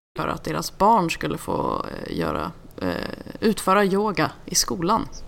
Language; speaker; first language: Swedish; native; Swedish